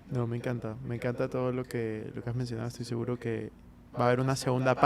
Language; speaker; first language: Spanish; native; Spanish